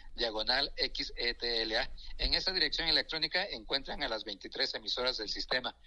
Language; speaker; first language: Spanish; non-native, local second language; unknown